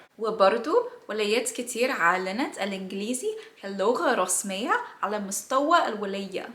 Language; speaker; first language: Egyptian Arabic; non-native, learner; English